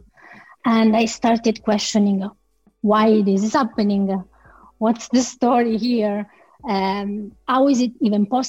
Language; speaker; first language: English; non-native, fluent; Italian